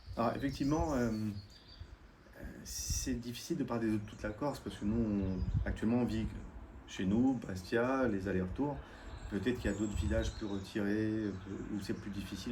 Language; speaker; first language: French; native; French